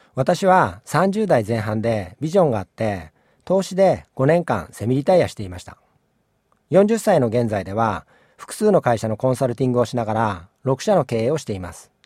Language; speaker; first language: Japanese; native; Japanese